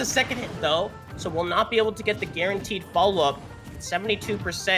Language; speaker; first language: English; native; English